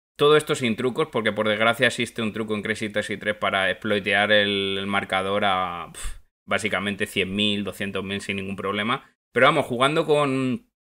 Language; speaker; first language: Spanish; native; Spanish